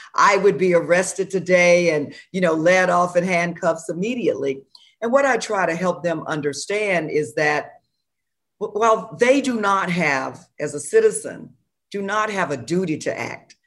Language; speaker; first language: English; native; English